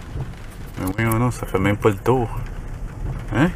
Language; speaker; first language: French; non-native, local second language; English